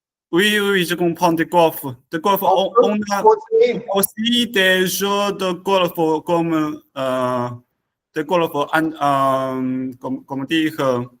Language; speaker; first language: French; non-native, learner; Chinese